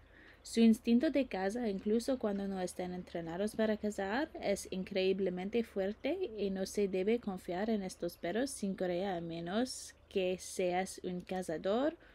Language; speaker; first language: Spanish; non-native, learner; English